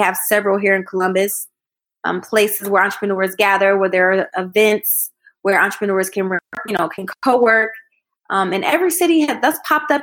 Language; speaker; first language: English; native; English